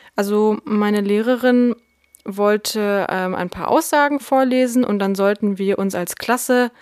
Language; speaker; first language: German; early bilingual, other home language; Russian